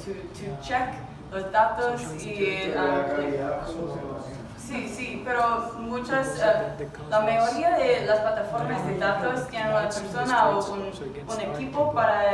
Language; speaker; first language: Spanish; non-native, learner; English